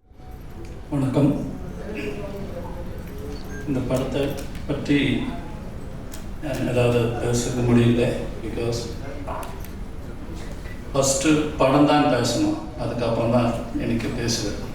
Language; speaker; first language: Tamil; non-native, learner; Malayalam